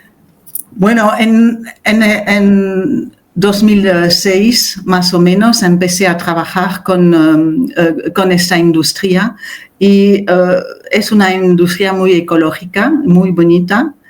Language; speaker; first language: Spanish; non-native, fluent; French